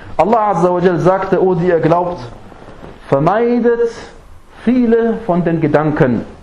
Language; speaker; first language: German; non-native, fluent; Arabic